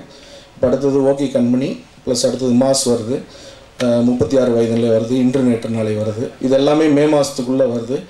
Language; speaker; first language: Tamil; native; Tamil